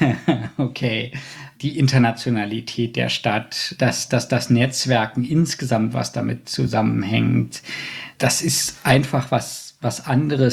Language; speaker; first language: German; native; German